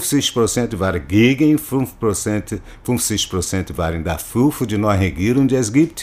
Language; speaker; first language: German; non-native, learner; Portuguese